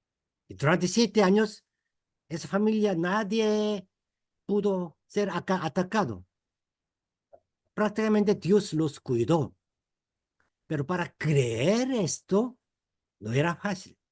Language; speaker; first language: Spanish; non-native, fluent; Korean